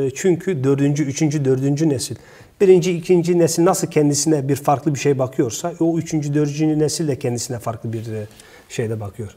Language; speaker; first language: Turkish; early bilingual, heritage; Turkish